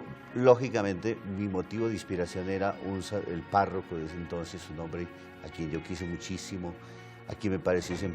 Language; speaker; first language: Spanish; native; Spanish